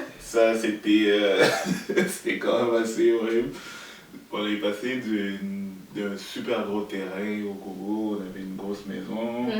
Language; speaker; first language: French; early bilingual, other home language; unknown